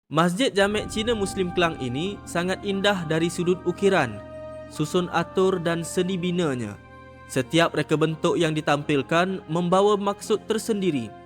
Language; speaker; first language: Malay; native; Malay